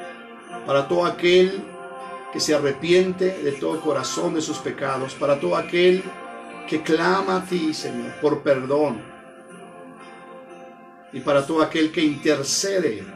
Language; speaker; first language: Spanish; native; Spanish